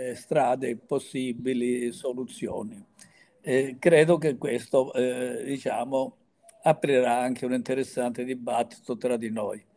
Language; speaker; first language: Italian; native; Italian